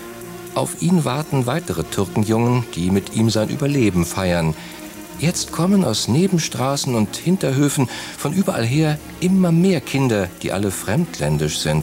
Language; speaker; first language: German; native; German